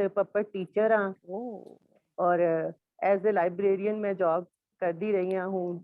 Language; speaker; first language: Urdu; non-native, local second language; Punjabi